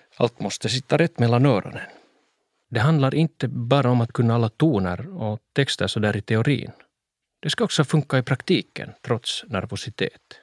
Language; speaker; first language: Swedish; native; Swedish